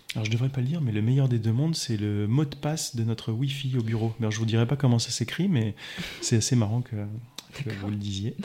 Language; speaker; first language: French; native; French